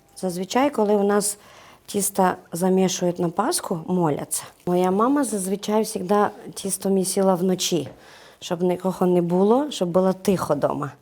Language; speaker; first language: Ukrainian; non-native, fluent; Georgian